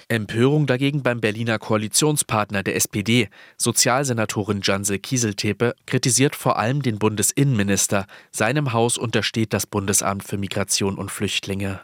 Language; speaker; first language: German; native; German